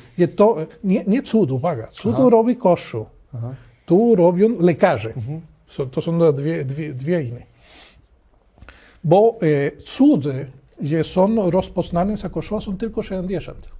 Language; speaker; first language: Polish; non-native, learner; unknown